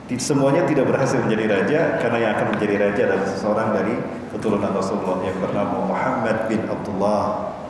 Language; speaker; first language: Indonesian; native; Indonesian